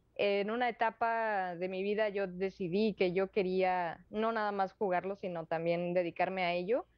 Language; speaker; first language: Spanish; native; Spanish